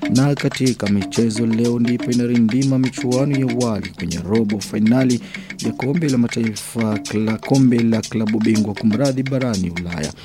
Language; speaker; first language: Swahili; non-native, local second language; Rundi